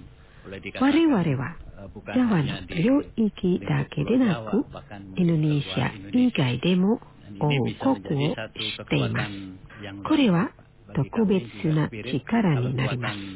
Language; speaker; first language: Japanese; non-native, fluent; Indonesian